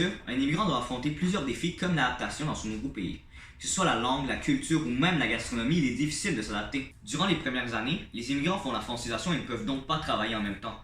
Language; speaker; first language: French; native; French